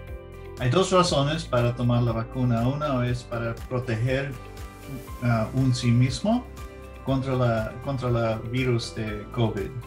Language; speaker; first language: Spanish; early bilingual, heritage; English